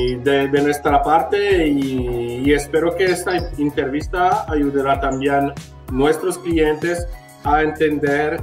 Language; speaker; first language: Spanish; non-native, fluent; French